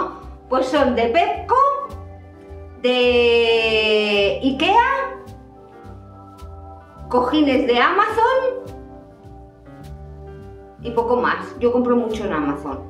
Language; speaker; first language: Spanish; native; Spanish